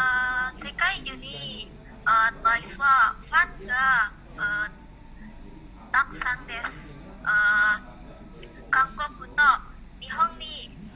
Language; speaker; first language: Japanese; non-native, learner; Indonesian